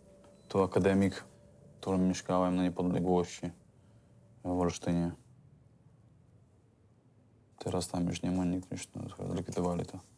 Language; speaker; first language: Polish; non-native, fluent; Chechen